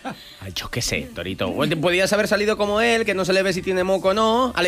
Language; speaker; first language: Spanish; native; Spanish